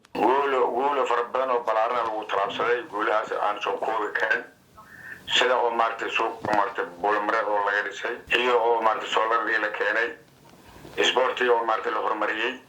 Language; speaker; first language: Somali; native; Somali